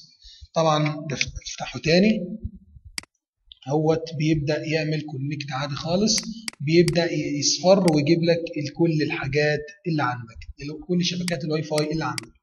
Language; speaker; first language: Arabic; native; Arabic